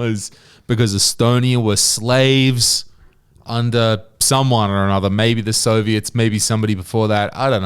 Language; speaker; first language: English; native; English